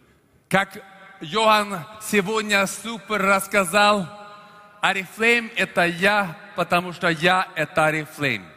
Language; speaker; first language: Russian; non-native, fluent; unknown